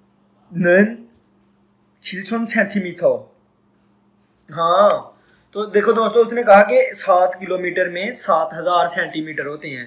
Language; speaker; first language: Korean; non-native, learner; Urdu